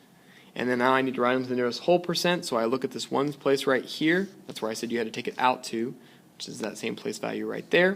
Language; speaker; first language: English; native; English